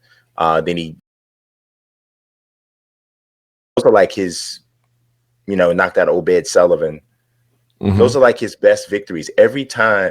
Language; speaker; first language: English; native; English